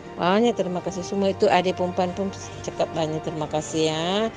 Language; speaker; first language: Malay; non-native, local second language; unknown